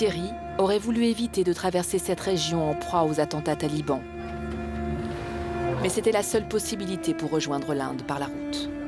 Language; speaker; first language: French; native; French